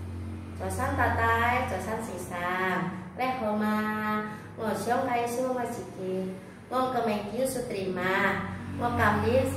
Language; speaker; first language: Cantonese; non-native, learner; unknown